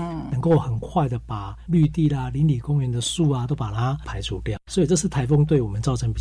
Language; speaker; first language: Chinese; native; Chinese